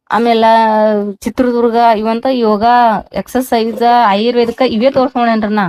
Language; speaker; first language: Kannada; native; Kannada